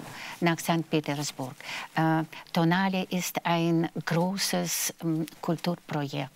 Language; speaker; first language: German; non-native, fluent; Russian